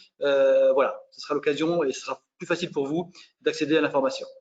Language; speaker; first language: French; native; French